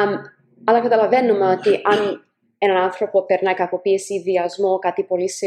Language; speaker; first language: Greek; early bilingual, heritage; Greek